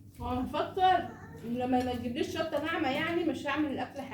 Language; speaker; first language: Arabic; native; Arabic